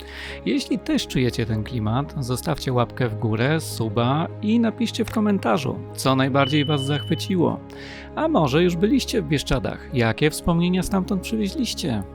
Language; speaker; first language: Polish; native; Polish